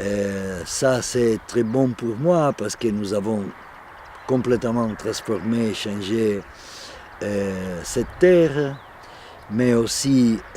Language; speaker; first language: French; non-native, fluent; Italian